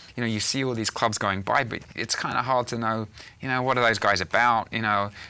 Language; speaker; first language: English; native; English